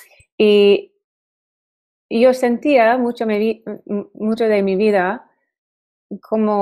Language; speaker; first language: Spanish; non-native, learner; English